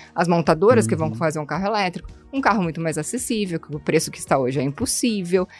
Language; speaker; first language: Portuguese; native; Portuguese